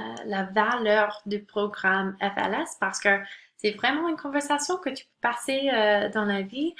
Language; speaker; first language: French; non-native, local second language; English